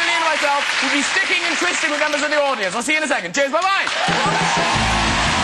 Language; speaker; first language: English; native; English